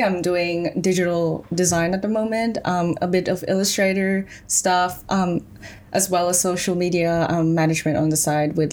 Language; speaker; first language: English; early bilingual, other home language; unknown